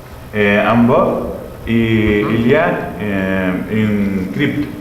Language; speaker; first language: French; non-native, learner; Spanish